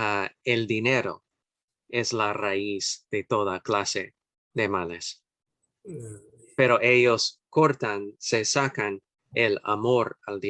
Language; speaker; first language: Spanish; non-native, fluent; English